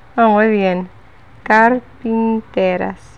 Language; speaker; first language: Spanish; non-native, learner; English